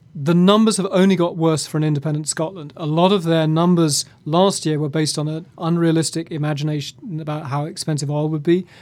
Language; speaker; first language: English; native; English